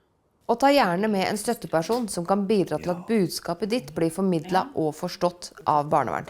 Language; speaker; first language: Norwegian; native; Norwegian